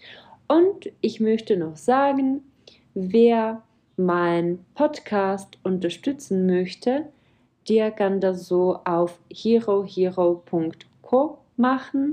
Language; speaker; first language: German; non-native, fluent; Czech